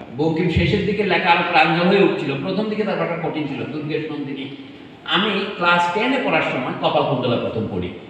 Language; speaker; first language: Bangla; native; Bangla